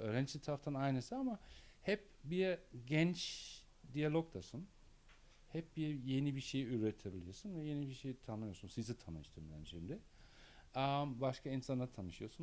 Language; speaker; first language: Turkish; non-native, learner; German